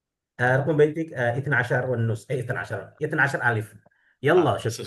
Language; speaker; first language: Arabic; non-native, fluent; Indonesian